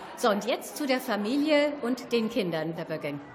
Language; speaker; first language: German; native; German